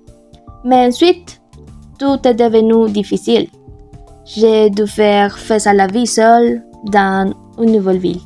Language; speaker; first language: French; non-native, learner; Spanish